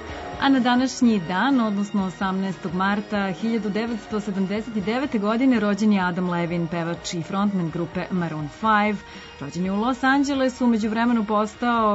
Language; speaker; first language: Serbian; native; Serbian